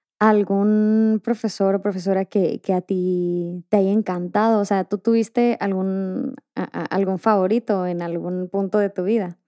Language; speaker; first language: Spanish; native; Spanish